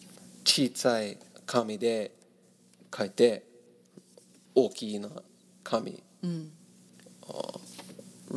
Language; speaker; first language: Japanese; non-native, learner; English